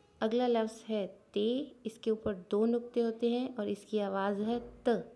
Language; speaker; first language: Urdu; native; Urdu